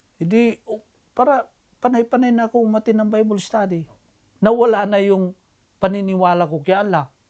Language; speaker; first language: Filipino; non-native, local second language; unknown